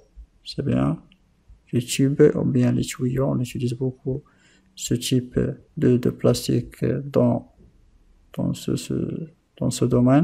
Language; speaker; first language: French; non-native, local second language; Arabic